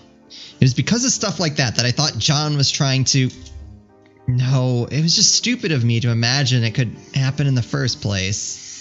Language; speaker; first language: English; native; English